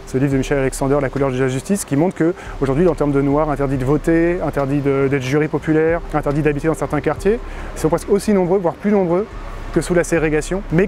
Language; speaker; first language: French; native; French